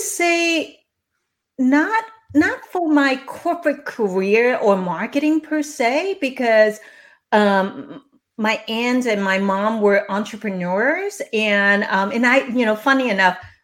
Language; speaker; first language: English; non-native, local second language; Cantonese